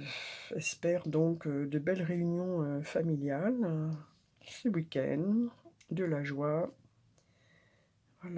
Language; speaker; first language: French; native; French